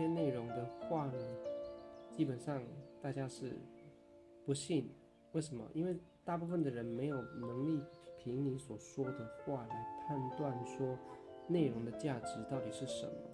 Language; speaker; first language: Chinese; native; Chinese